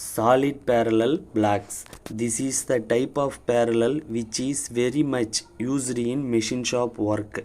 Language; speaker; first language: English; non-native, local second language; Tamil